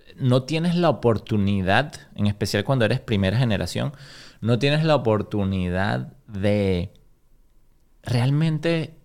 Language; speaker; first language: Spanish; native; Spanish